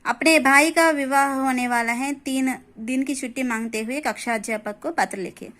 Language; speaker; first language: Hindi; non-native, local second language; Telugu